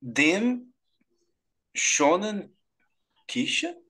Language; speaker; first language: German; non-native, learner; Portuguese